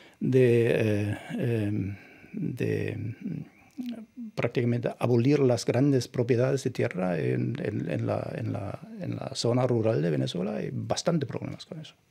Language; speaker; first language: Spanish; non-native, fluent; German